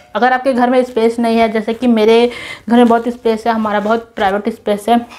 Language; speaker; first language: Hindi; non-native, local second language; Nepali